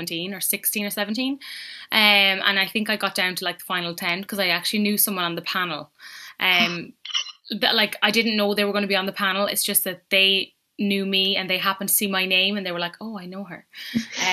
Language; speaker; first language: English; native; English